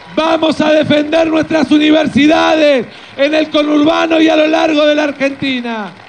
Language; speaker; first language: Spanish; native; Spanish